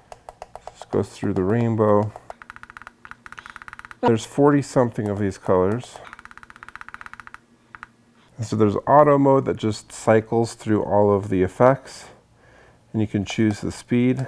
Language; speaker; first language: English; native; English